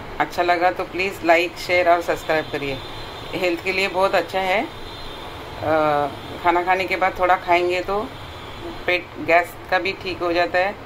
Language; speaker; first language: Hindi; non-native, local second language; Marathi